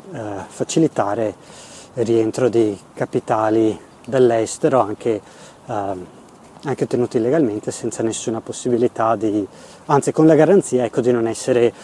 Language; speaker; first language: Italian; native; Italian